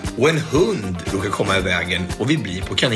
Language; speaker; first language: Swedish; native; Swedish